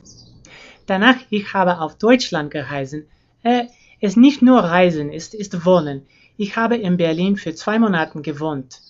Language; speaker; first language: German; non-native, learner; English